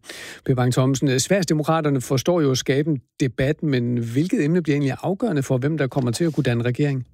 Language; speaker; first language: Danish; native; Danish